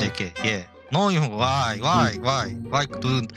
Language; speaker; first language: English; non-native, learner; Japanese